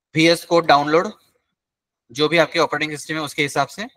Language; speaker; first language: Hindi; non-native, local second language; Marathi